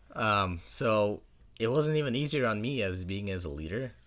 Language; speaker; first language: English; non-native, fluent; Russian